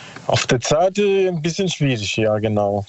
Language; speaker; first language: German; non-native, learner; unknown